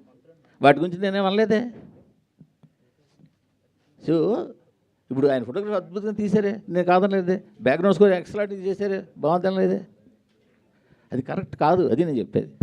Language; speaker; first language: Telugu; native; Telugu